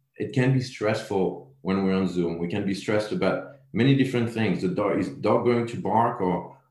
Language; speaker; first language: English; non-native, fluent; French